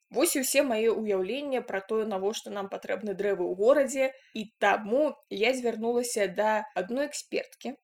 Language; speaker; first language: Belarusian; non-native, local second language; Russian